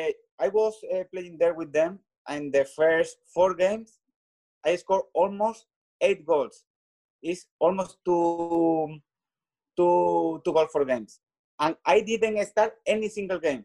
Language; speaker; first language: English; non-native, learner; Spanish